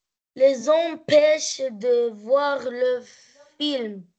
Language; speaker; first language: French; non-native, learner; Arabic